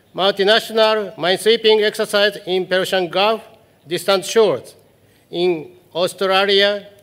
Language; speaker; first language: English; non-native, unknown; Japanese